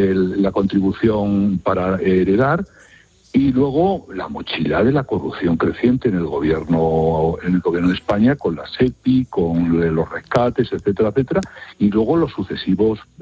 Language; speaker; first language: Spanish; native; Spanish